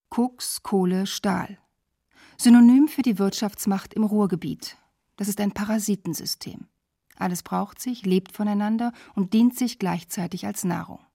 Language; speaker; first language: German; native; German